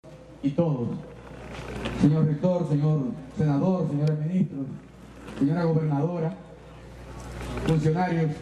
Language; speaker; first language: Spanish; native; Spanish